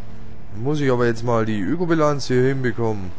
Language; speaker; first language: German; native; German